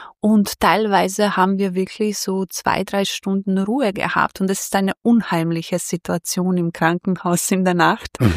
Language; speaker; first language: German; non-native, fluent; Bosnian